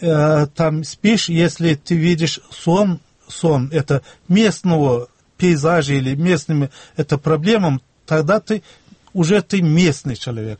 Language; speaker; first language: Russian; non-native, local second language; Turkmen